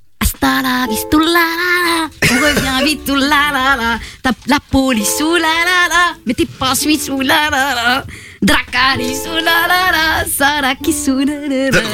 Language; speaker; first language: French; native; French